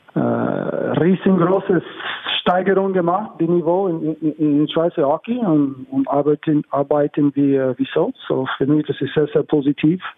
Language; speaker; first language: German; non-native, learner; English